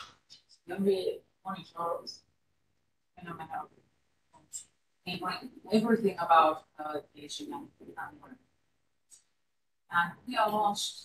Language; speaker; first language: English; non-native, fluent; Finnish